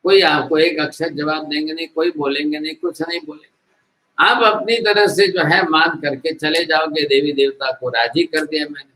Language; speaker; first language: Hindi; non-native, local second language; Gujarati